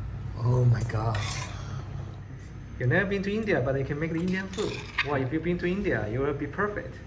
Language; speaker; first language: English; non-native, learner; Chinese